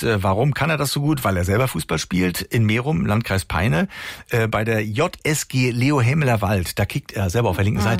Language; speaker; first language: German; native; German